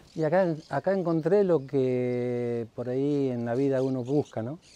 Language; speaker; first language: Spanish; native; Spanish